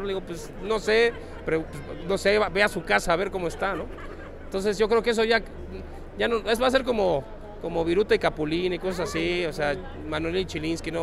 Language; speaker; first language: Spanish; native; Spanish